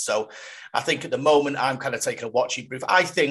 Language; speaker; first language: English; native; English